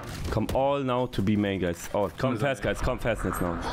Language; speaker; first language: English; non-native, fluent; German